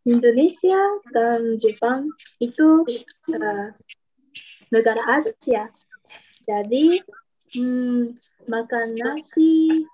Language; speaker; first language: Indonesian; non-native, learner; Japanese